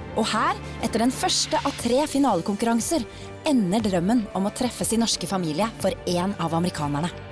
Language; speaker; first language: Norwegian; native; Norwegian